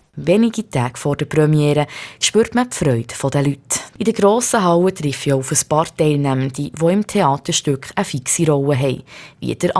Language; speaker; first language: German; native; German